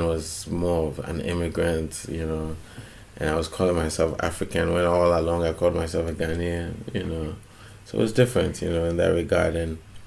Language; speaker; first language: English; non-native, local second language; Akan